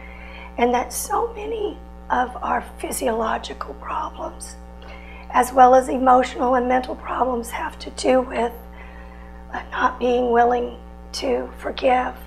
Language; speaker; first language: English; native; English